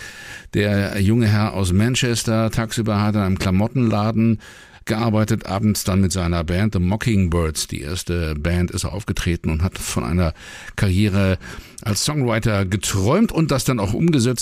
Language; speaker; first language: German; native; German